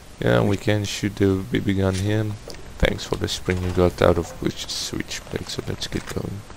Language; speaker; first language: English; non-native, fluent; Afrikaans